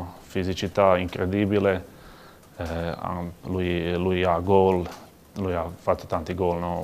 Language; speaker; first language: Italian; non-native, learner; Croatian